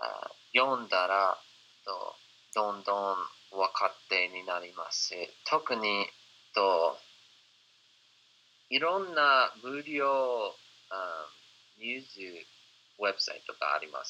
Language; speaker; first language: Japanese; non-native, fluent; English